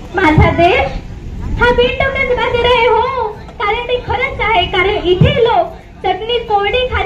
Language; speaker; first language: Marathi; native; Marathi